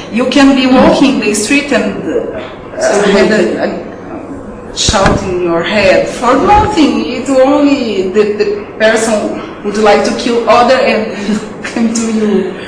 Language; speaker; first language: English; non-native, fluent; Portuguese